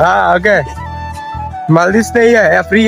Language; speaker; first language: Hindi; non-native, learner; Bangla